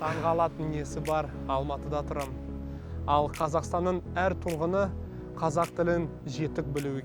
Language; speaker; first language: Kazakh; non-native, learner; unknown